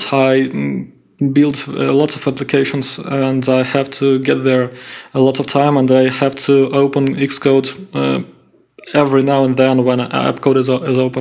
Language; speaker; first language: English; non-native, fluent; Russian